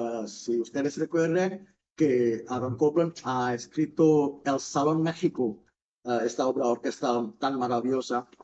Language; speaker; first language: Spanish; non-native, fluent; Indonesian